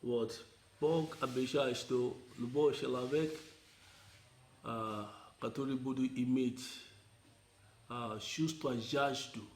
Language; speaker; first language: Russian; non-native, learner; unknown